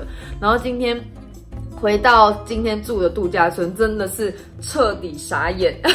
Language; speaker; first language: Chinese; native; Chinese